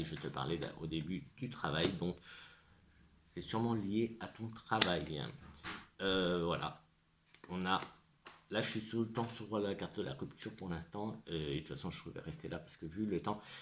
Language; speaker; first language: French; native; French